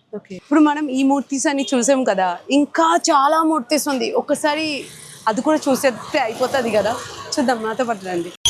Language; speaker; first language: Telugu; non-native, local second language; Tamil